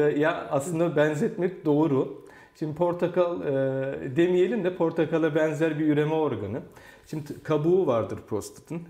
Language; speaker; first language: Turkish; early bilingual, heritage; Turkish